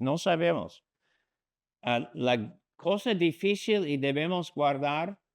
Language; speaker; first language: Spanish; non-native, fluent; English